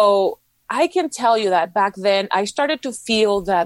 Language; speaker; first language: English; non-native, fluent; Spanish